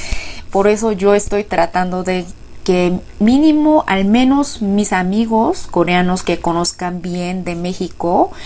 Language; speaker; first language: Spanish; non-native, fluent; Korean